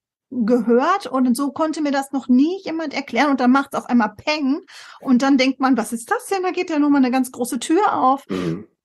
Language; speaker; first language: German; native; German